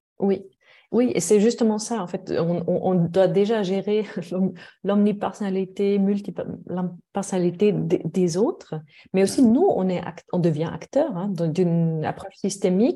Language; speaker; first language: French; non-native, fluent; German